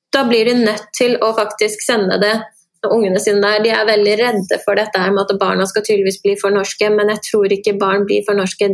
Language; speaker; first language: Norwegian; early bilingual, other home language; Persian